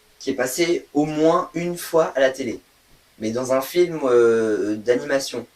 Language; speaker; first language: French; native; French